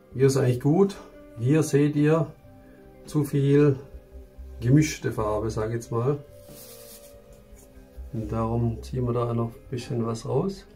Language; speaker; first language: German; native; German